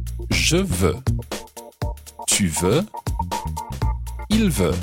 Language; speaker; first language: French; non-native, fluent; English